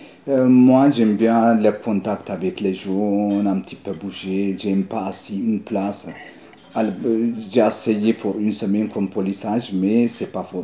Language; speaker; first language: French; non-native, learner; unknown